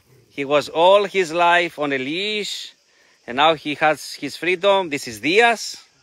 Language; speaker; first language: English; non-native, fluent; Greek